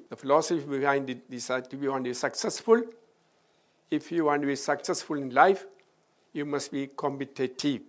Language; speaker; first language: English; non-native, local second language; Malayalam